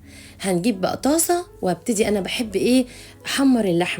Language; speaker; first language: Arabic; native; Arabic